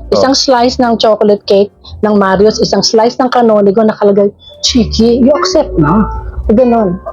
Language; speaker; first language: Filipino; non-native, local second language; English